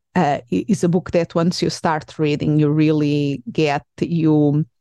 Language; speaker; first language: English; non-native, fluent; Portuguese